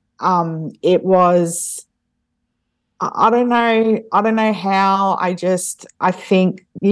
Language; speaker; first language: English; native; English